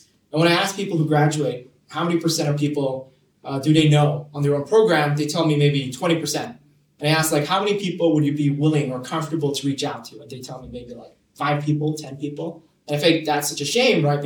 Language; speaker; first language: English; non-native, local second language; Cantonese